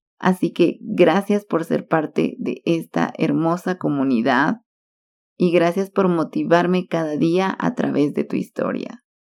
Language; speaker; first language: Spanish; native; Spanish